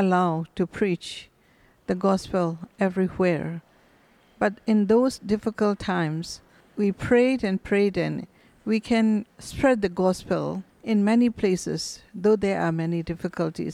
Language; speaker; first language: English; non-native, fluent; Burmese